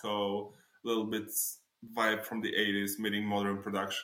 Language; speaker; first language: English; non-native, fluent; Slovenian